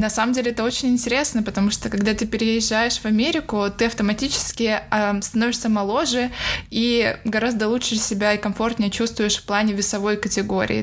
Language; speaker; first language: Russian; native; Russian